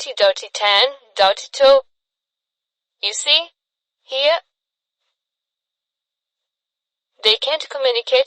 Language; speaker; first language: English; non-native, fluent; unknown